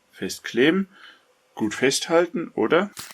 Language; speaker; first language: German; native; German